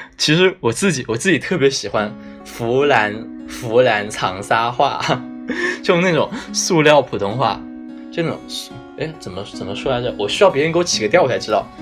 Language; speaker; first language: Chinese; native; Chinese